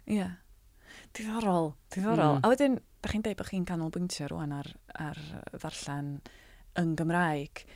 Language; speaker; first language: Welsh; native; Welsh